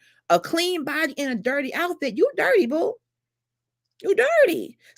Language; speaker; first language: English; native; English